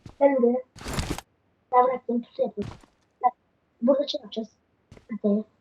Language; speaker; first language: Turkish; native; Turkish